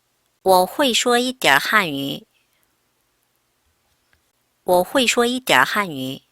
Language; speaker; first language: Chinese; non-native, fluent; Korean